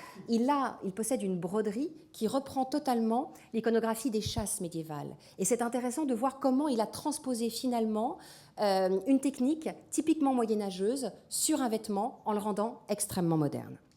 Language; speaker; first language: French; native; French